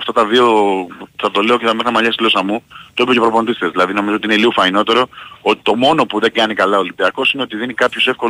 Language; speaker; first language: Greek; native; Greek